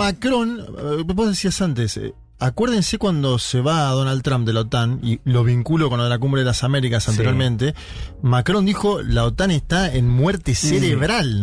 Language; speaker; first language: Spanish; native; Spanish